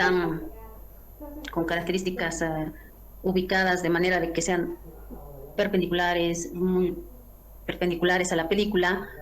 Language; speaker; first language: Spanish; native; Spanish